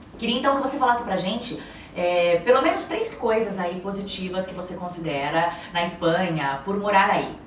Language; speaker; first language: Portuguese; native; Portuguese